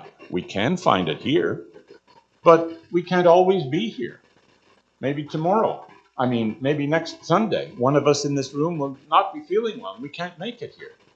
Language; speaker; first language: English; native; English